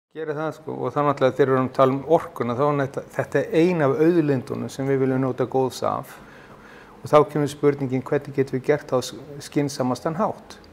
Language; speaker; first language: Icelandic; non-native, fluent; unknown